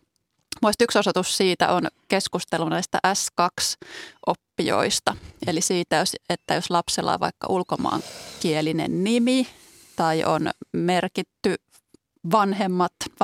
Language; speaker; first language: Finnish; native; Finnish